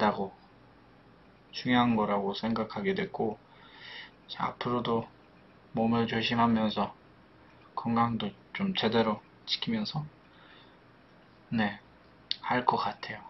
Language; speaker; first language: Korean; non-native, fluent; Polish